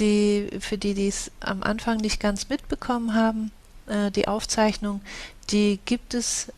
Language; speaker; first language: German; native; German